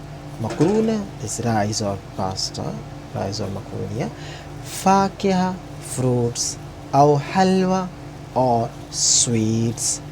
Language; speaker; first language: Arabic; non-native, fluent; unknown